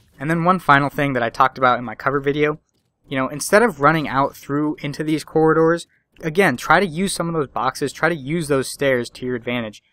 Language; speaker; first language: English; native; English